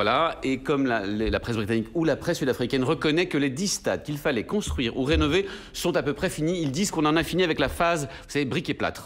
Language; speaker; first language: French; native; French